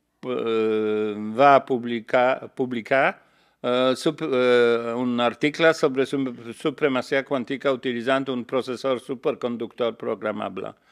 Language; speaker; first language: Italian; non-native, learner; Polish